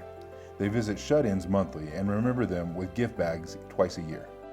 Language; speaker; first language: English; native; English